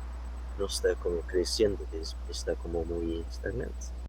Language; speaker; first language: Spanish; non-native, fluent; English